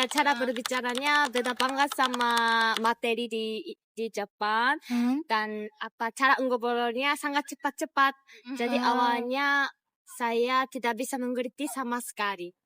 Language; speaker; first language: Indonesian; non-native, fluent; Japanese